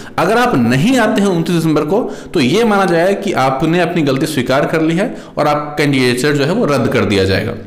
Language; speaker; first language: Hindi; native; Hindi